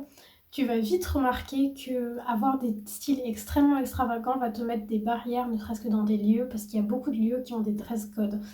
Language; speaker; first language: French; native; French